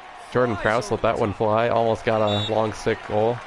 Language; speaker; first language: English; native; English